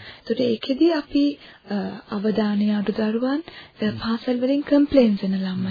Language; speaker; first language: Sinhala; non-native, local second language; Tamil